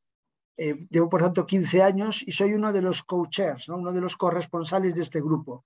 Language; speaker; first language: Spanish; native; Spanish